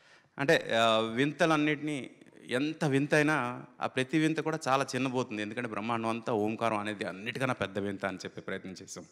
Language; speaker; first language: Telugu; native; Telugu